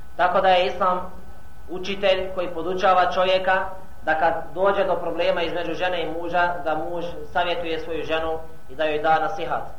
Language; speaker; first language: Bosnian; non-native, fluent; Arabic